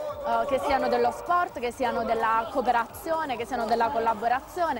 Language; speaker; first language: Italian; native; Italian